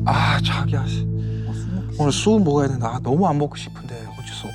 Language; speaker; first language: Korean; early bilingual, heritage; English